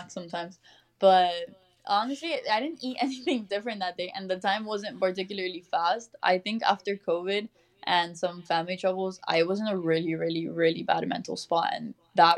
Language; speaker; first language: English; early bilingual, other home language; Spanish